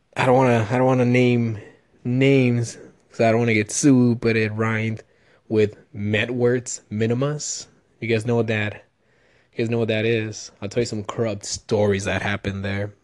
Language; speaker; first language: English; early bilingual, other home language; Spanish